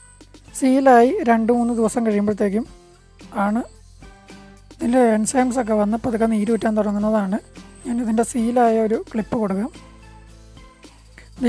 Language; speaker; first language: Malayalam; native; Malayalam